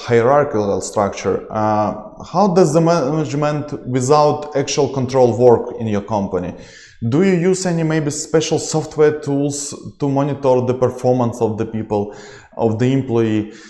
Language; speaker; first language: English; non-native, learner; Ukrainian